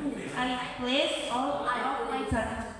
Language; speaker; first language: English; non-native, learner; Indonesian